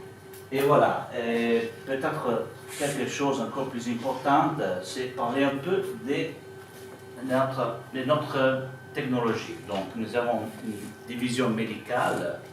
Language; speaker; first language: French; non-native, fluent; Italian